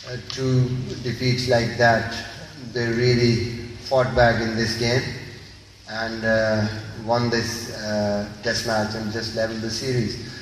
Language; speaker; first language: English; non-native, local second language; Urdu